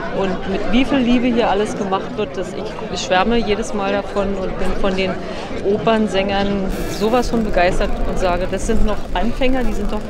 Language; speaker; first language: German; native; German